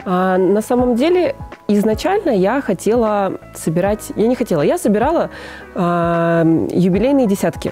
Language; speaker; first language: Russian; native; Russian